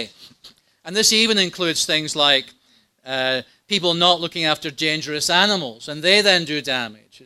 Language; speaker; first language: English; native; English